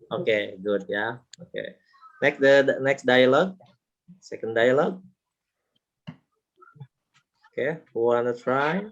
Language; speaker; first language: English; non-native, local second language; Indonesian